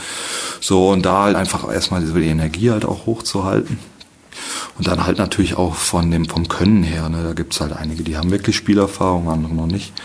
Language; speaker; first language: German; native; German